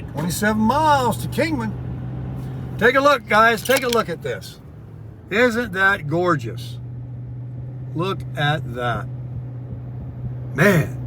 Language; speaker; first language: English; native; English